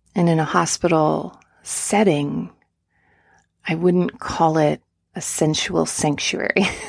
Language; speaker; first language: English; native; English